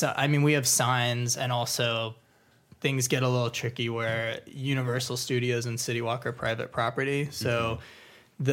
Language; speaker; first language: English; native; English